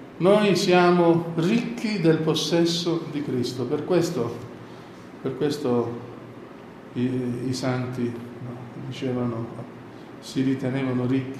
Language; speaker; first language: Italian; native; Italian